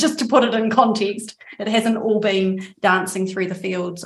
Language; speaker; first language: English; native; English